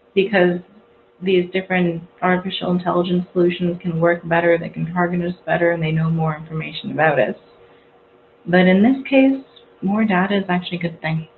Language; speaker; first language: English; native; English